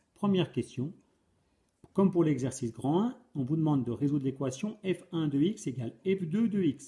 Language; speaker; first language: French; native; French